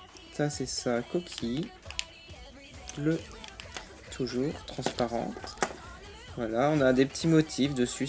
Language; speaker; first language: French; native; French